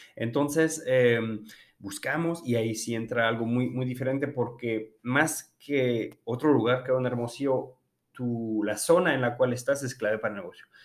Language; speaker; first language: Spanish; non-native, fluent; French